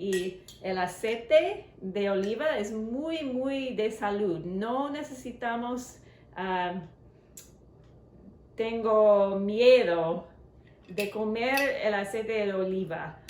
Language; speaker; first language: Spanish; non-native, learner; English